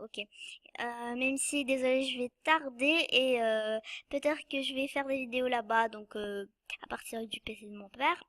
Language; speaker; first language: French; non-native, local second language; Arabic